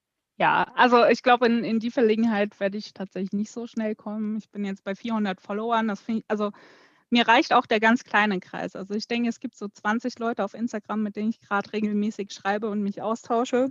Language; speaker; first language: German; native; German